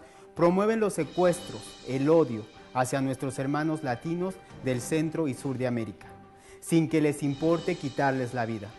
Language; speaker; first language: Spanish; native; Spanish